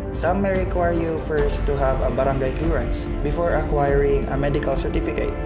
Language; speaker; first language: English; non-native, local second language; Cebuano